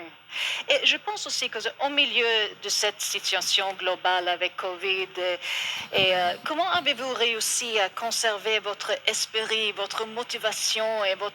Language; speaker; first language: French; non-native, learner; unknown